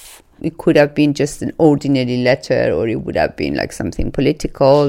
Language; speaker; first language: English; non-native, fluent; Persian